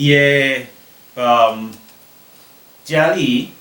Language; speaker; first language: Chinese; non-native, learner; English